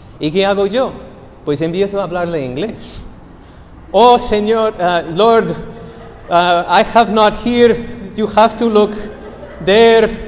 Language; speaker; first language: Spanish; non-native, fluent; English